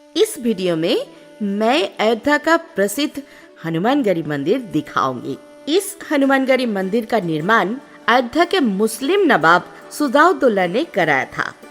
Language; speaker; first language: Hindi; non-native, local second language; Bangla